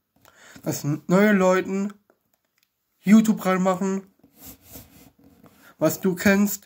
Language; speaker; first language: German; non-native, learner; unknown